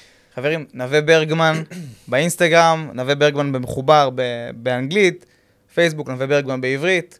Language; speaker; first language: Hebrew; native; Hebrew